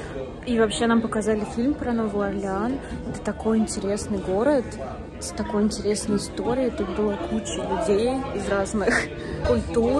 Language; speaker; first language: Russian; native; Russian